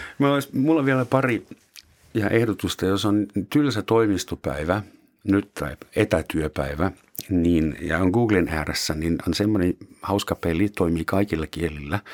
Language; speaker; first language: Finnish; non-native, fluent; German